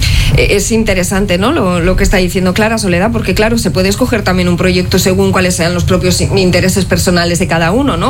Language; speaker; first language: Spanish; native; Spanish